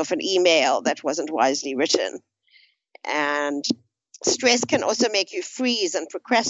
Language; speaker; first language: English; native; English